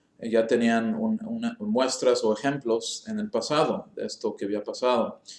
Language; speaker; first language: Spanish; early bilingual, heritage; English